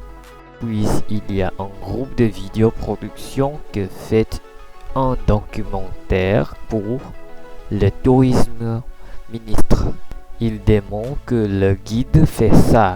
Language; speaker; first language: French; non-native, learner; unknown